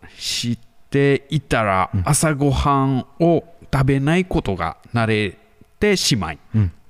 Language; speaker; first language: Japanese; non-native, learner; Bangla